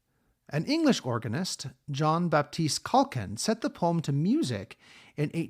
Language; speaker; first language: English; native; English